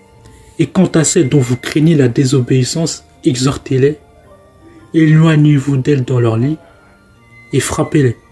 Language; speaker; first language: French; native; French